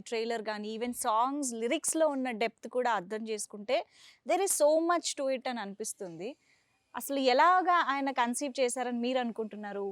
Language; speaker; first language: Telugu; native; Telugu